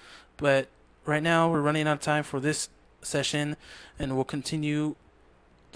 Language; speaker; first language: English; native; English